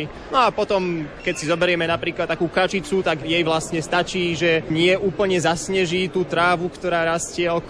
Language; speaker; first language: Slovak; native; Slovak